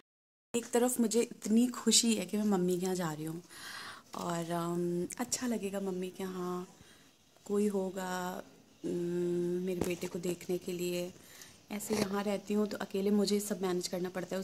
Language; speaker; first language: Hindi; native; Hindi